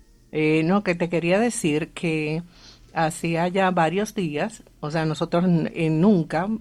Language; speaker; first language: Spanish; native; Spanish